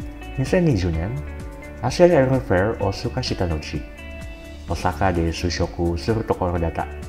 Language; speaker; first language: Japanese; non-native, learner; Indonesian